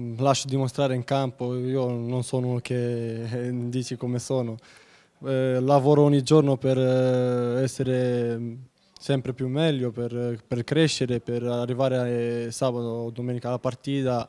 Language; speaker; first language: Italian; non-native, fluent; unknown